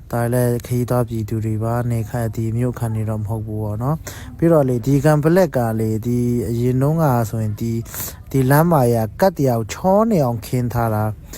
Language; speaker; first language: Burmese; non-native, local second language; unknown